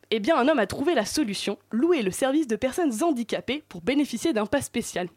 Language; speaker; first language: French; native; French